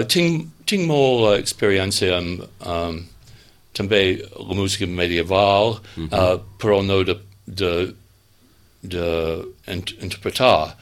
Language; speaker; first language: Catalan; non-native, learner; English